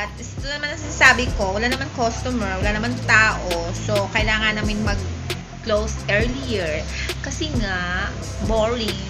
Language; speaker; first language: Filipino; non-native, local second language; Hiligaynon